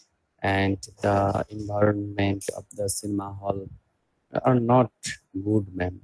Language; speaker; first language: English; non-native, learner; Bangla